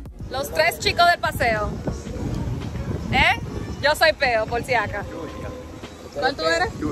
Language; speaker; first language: Spanish; early bilingual, heritage; Spanish